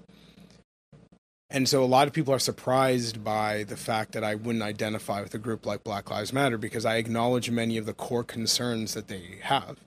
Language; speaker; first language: English; native; English